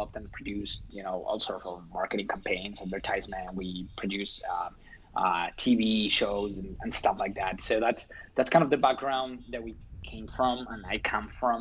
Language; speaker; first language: English; non-native, fluent; Spanish